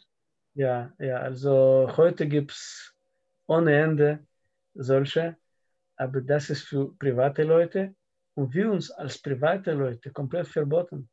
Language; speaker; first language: German; non-native, fluent; Russian